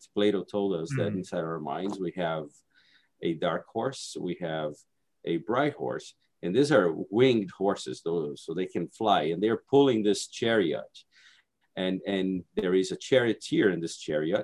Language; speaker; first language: English; non-native, fluent; Portuguese